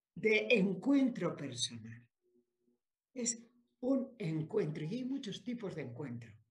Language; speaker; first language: Spanish; native; Spanish